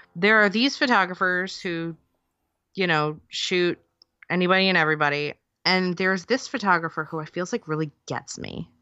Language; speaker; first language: English; native; English